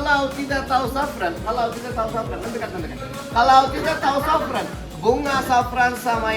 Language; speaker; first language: Indonesian; non-native, learner; Turkish